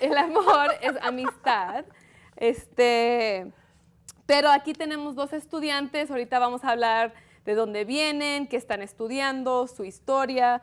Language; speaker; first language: Spanish; early bilingual, heritage; Spanish